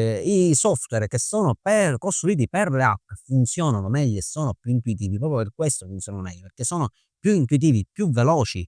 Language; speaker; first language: Italian; native; Italian